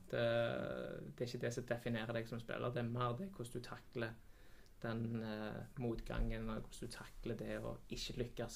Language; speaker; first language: Norwegian; native; Norwegian